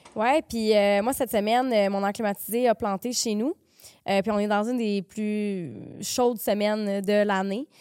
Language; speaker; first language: French; native; French